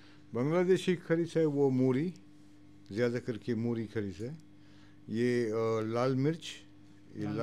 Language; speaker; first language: Hindi; non-native, local second language; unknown